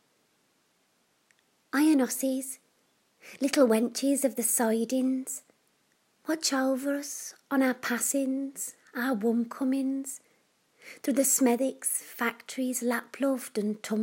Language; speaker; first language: English; native; English